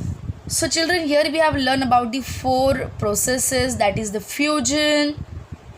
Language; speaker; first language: English; non-native, local second language; Hindi